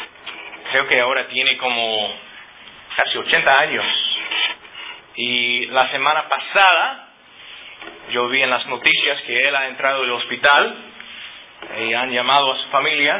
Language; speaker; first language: Spanish; non-native, fluent; English